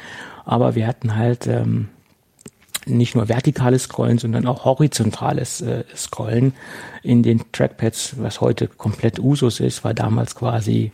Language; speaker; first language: German; native; German